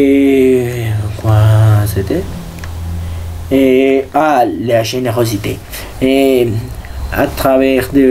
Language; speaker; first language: French; non-native, learner; Spanish